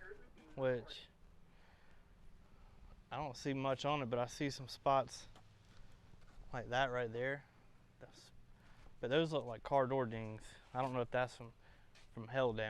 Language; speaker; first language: English; native; English